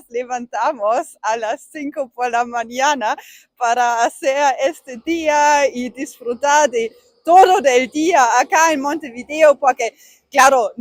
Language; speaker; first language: Spanish; non-native, learner; German